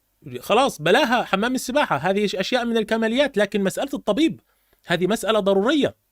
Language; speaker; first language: Arabic; native; Arabic